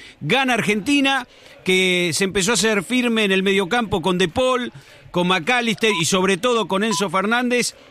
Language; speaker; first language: Spanish; native; Spanish